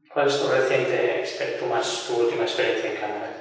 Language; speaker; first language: Spanish; native; Spanish